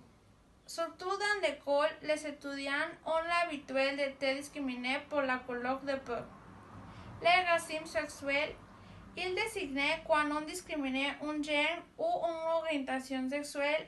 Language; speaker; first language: French; non-native, learner; Spanish